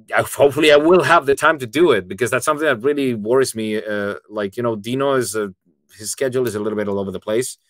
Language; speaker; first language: English; non-native, fluent; Spanish